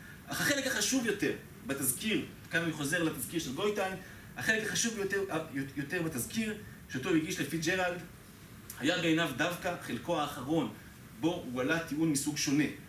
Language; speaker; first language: Hebrew; native; Hebrew